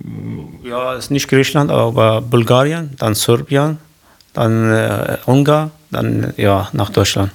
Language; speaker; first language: German; non-native, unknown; Kurdish